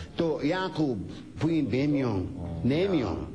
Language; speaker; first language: Korean; non-native, learner; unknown